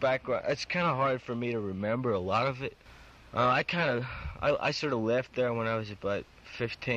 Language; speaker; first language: English; native; English